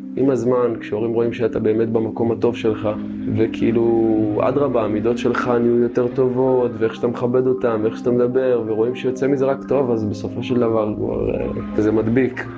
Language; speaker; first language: Hebrew; early bilingual, other home language; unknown